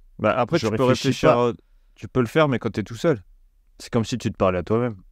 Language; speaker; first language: French; native; French